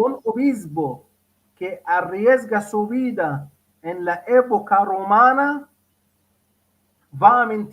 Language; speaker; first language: Spanish; non-native, fluent; Arabic